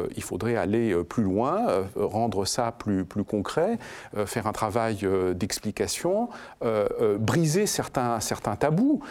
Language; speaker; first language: French; non-native, fluent; Greek